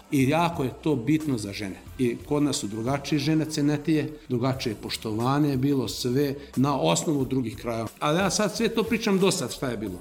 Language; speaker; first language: Serbian; non-native, local second language; Macedonian